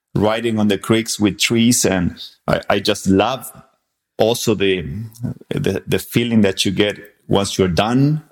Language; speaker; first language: English; non-native, fluent; Spanish